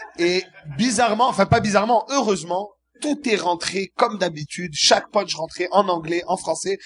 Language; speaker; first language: French; early bilingual, other home language; Arabic